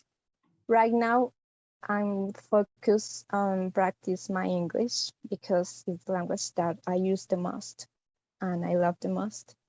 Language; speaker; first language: English; non-native, fluent; Spanish